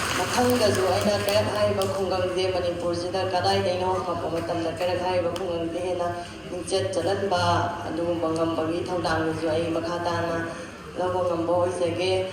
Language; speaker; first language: Manipuri; native; Manipuri